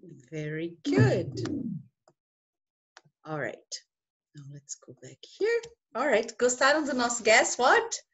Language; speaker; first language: English; non-native, fluent; Portuguese